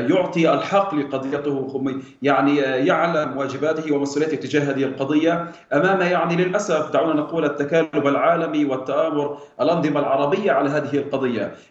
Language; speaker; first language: Arabic; native; Arabic